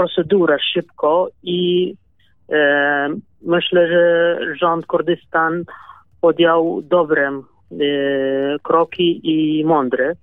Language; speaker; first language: Polish; non-native, learner; Kurdish